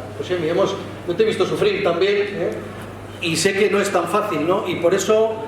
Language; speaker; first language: Spanish; native; Spanish